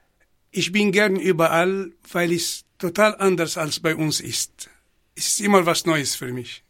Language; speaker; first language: German; non-native, fluent; Arabic